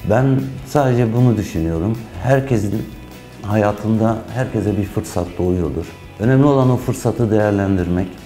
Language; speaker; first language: Turkish; early bilingual, heritage; Turkish